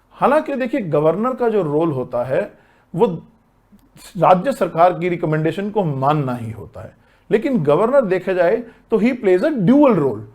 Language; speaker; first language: Hindi; native; Hindi